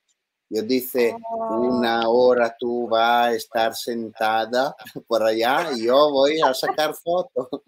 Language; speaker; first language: Spanish; non-native, learner; Italian